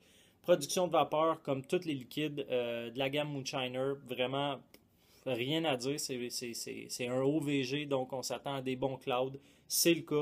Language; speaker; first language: French; native; French